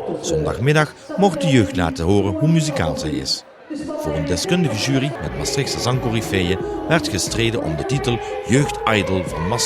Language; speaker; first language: Dutch; native; Dutch